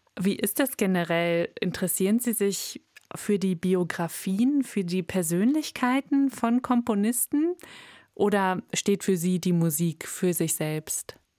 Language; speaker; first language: German; native; German